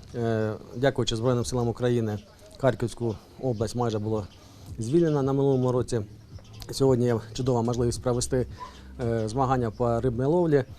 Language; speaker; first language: Ukrainian; native; Ukrainian